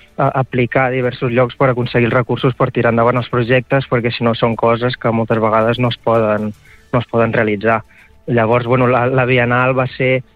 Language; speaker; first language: Catalan; native; Catalan